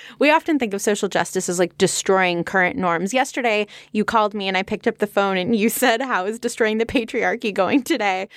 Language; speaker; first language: English; native; English